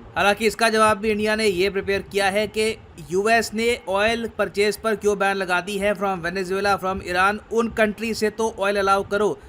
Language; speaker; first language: Hindi; native; Hindi